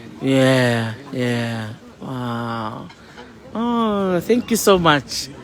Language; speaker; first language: English; non-native, local second language; Fijian